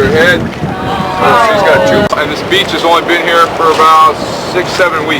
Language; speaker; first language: English; native; English